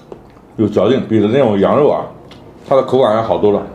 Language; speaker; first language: Chinese; native; Chinese